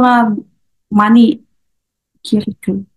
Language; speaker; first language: Korean; non-native, learner; Indonesian